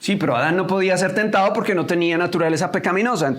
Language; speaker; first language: Spanish; native; Spanish